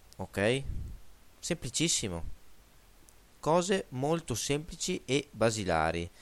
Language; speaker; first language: Italian; native; Italian